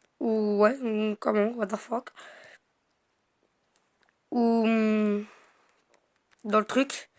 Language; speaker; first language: French; native; French